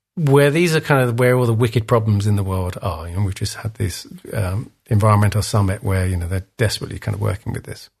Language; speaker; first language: English; native; English